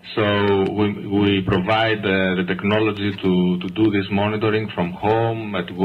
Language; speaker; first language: English; non-native, fluent; Greek